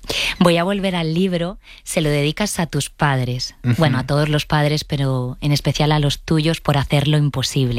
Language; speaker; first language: Spanish; native; Spanish